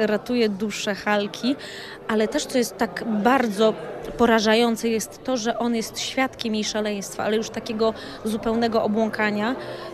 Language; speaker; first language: Polish; native; Polish